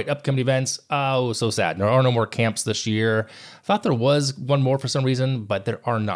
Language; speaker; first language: English; native; English